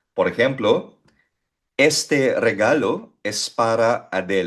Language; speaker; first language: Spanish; non-native, fluent; Filipino